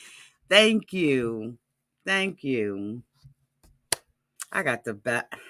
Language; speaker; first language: English; native; English